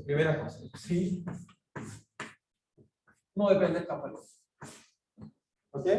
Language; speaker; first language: Spanish; native; Spanish